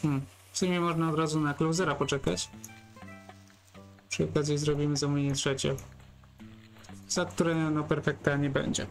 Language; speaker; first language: Polish; native; Polish